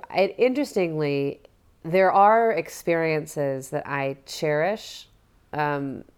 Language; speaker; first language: English; native; English